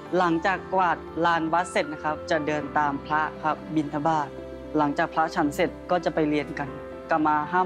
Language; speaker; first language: Thai; non-native, local second language; Karen languages